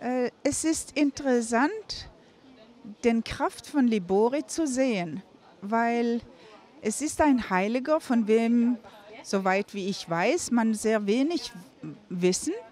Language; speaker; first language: German; non-native, fluent; Norwegian